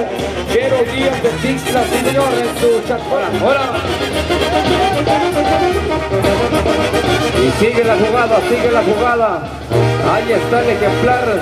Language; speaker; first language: Spanish; native; Spanish